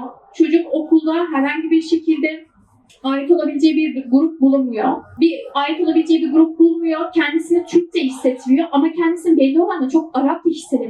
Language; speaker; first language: Turkish; native; Turkish